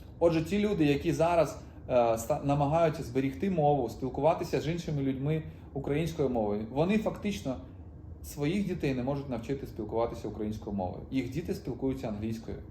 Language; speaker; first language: Ukrainian; non-native, local second language; Russian